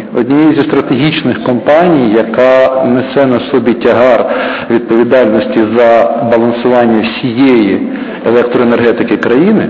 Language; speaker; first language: Ukrainian; native; Ukrainian